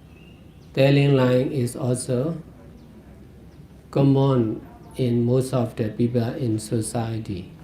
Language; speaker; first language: English; non-native, fluent; Burmese